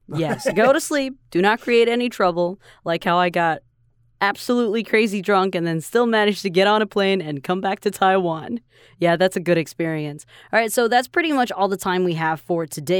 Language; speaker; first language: English; non-native, fluent; Chinese